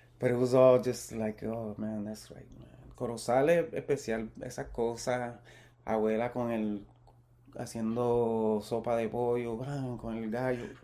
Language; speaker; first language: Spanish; early bilingual, heritage; Spanish